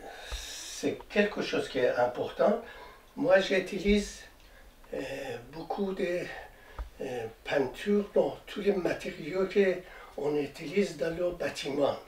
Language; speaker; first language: French; non-native, learner; Persian